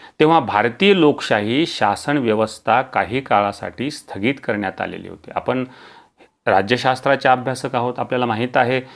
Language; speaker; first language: Marathi; native; Marathi